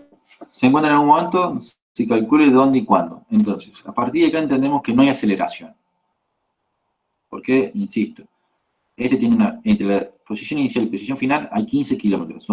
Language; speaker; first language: Spanish; native; Spanish